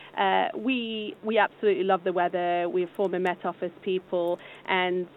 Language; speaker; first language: English; native; English